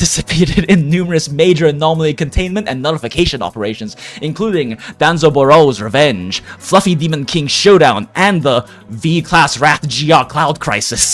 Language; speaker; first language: English; native; English